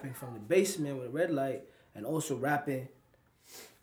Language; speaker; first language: English; non-native, local second language; Ganda